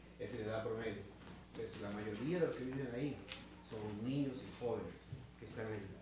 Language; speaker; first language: Spanish; native; Spanish